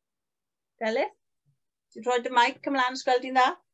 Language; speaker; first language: Welsh; native; Welsh